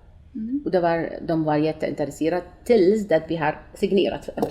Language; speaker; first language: Swedish; non-native, learner; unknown